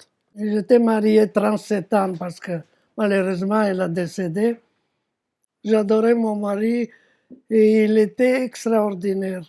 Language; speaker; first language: French; non-native, fluent; Romanian